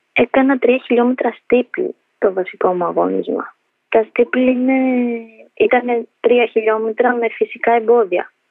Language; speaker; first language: Greek; early bilingual, other home language; Albanian